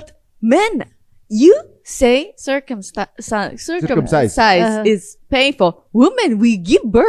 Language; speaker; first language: English; non-native, fluent; Japanese